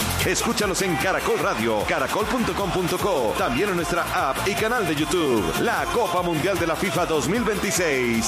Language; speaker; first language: Spanish; native; Spanish